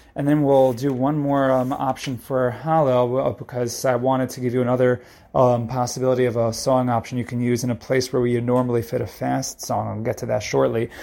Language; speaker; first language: English; native; English